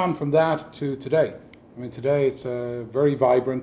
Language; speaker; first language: English; native; English